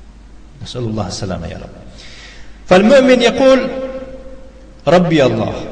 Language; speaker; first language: Arabic; non-native, fluent; Tajik